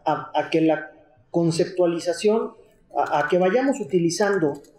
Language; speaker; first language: Spanish; native; Spanish